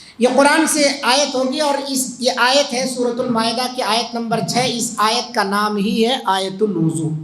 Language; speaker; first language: Urdu; native; Urdu